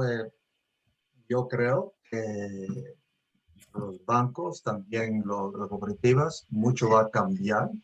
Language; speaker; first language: Spanish; early bilingual, heritage; Spanish